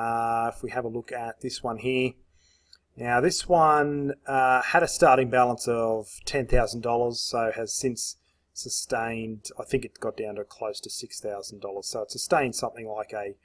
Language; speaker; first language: English; native; English